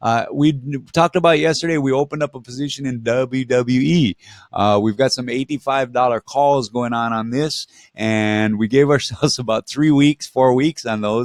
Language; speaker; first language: English; native; English